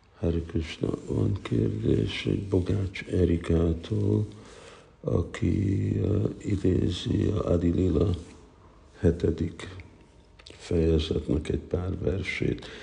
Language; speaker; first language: Hungarian; early bilingual, heritage; Hungarian